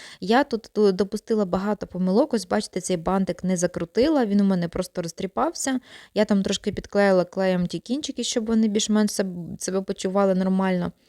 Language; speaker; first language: Ukrainian; non-native, local second language; Russian